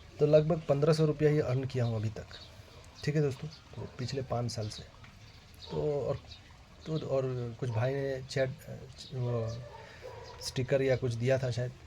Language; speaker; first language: Hindi; non-native, local second language; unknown